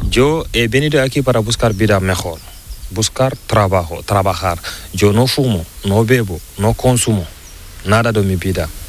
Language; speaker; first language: Spanish; non-native, learner; Fula